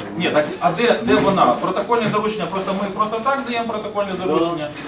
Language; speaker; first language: Ukrainian; native; Ukrainian